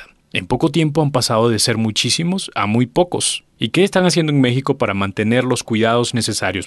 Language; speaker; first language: Spanish; native; Spanish